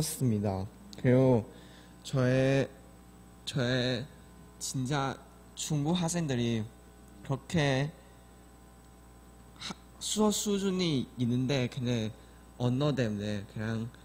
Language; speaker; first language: Korean; non-native, learner; Chinese